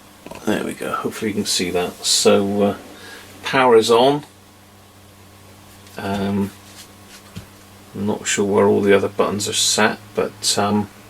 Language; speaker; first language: English; native; English